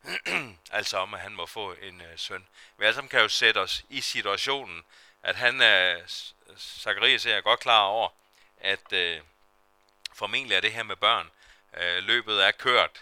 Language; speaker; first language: Danish; native; Danish